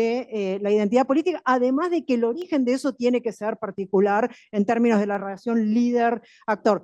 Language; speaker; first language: Spanish; native; Spanish